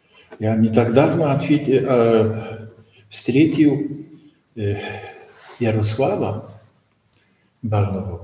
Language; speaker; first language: Russian; non-native, learner; Polish